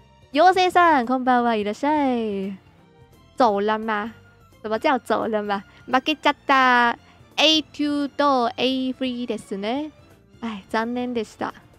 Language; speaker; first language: Japanese; non-native, learner; Cantonese